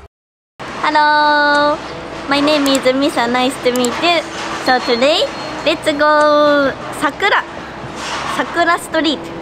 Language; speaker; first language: English; non-native, learner; Japanese